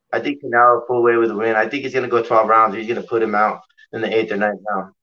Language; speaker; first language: English; native; English